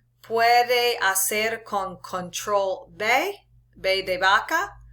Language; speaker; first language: Spanish; non-native, local second language; English